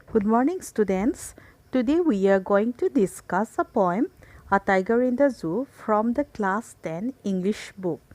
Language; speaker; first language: English; non-native, local second language; Assamese